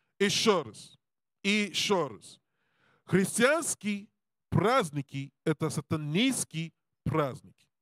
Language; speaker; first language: Russian; non-native, learner; Serbian